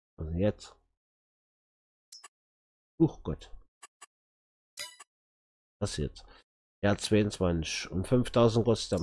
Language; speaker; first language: German; native; German